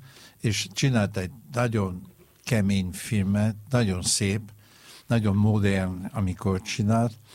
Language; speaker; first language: Hungarian; non-native, learner; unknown